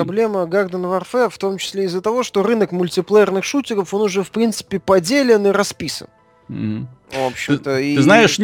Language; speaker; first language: Russian; native; Russian